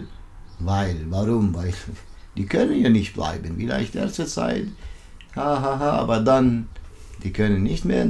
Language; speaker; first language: German; non-native, learner; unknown